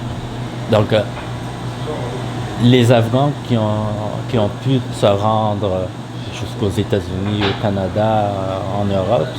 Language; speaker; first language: French; non-native, fluent; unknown